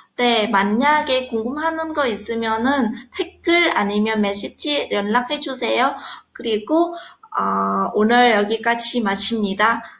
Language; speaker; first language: Korean; non-native, fluent; Vietnamese